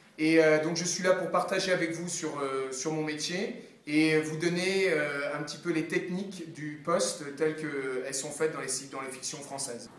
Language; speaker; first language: French; native; French